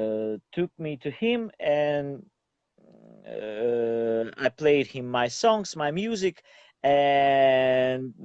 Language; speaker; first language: English; non-native, learner; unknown